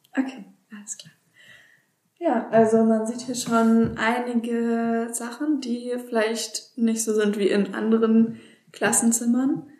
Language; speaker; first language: German; native; German